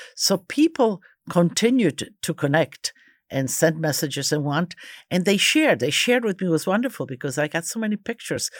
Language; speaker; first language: English; early bilingual, other home language; Croatian